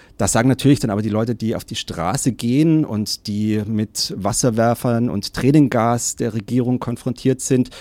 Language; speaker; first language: German; native; German